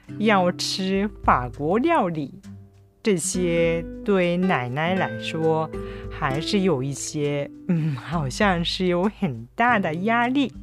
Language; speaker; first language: Chinese; non-native, fluent; Japanese